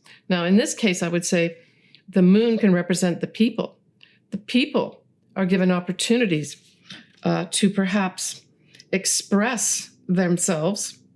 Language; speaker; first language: English; native; English